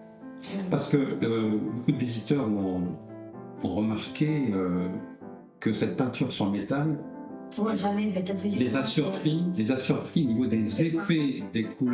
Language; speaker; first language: French; native; French